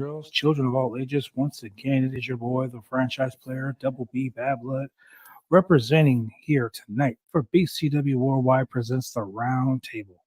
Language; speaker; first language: English; native; English